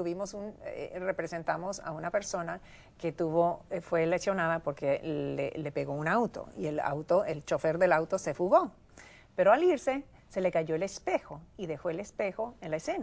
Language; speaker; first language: Spanish; native; Spanish